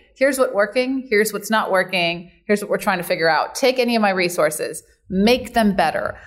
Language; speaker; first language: English; native; English